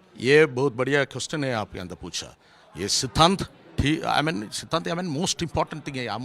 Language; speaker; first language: Hindi; non-native, local second language; Malayalam